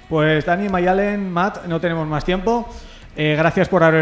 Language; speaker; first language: Spanish; native; Spanish